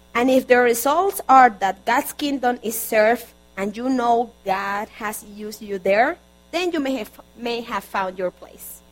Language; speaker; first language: English; non-native, fluent; Spanish